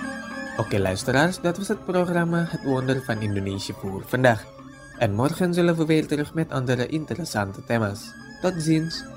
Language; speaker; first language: Dutch; non-native, fluent; Indonesian